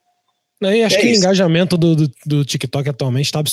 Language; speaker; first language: Portuguese; native; Portuguese